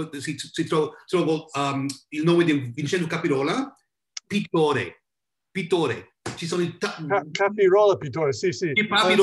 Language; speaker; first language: Italian; non-native, learner; English